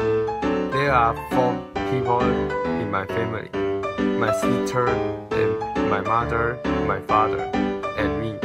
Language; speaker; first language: English; non-native, learner; Chinese